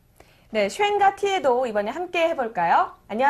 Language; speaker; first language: Korean; native; Korean